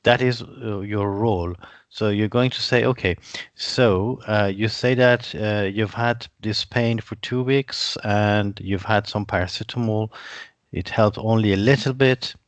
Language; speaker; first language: English; non-native, fluent; Persian